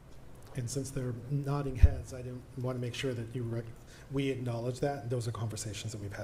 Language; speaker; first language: English; native; English